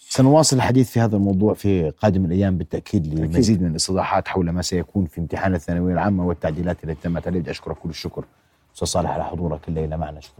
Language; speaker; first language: Arabic; native; Arabic